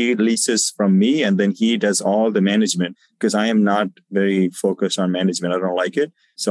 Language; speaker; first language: English; non-native, local second language; Tamil